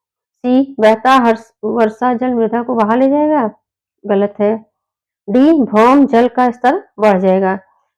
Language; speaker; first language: Hindi; native; Hindi